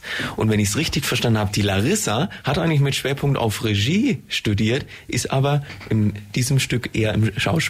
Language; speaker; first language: German; native; German